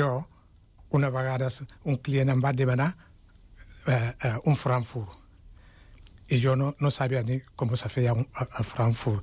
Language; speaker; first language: Catalan; non-native, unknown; Wolof